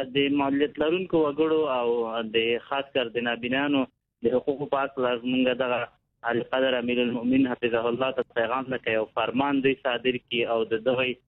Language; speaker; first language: Pashto; native; Pashto